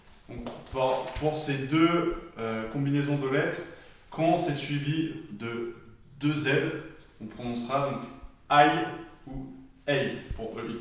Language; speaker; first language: French; native; French